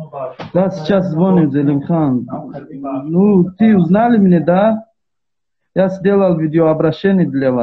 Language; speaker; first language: Russian; non-native, learner; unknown